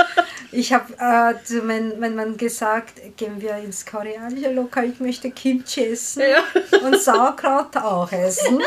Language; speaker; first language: German; non-native, learner; Korean